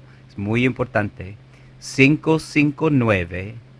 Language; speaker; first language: Spanish; non-native, fluent; English